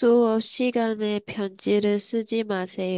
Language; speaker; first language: Korean; non-native, learner; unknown